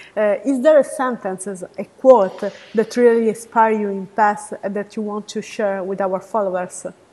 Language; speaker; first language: English; non-native, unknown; Italian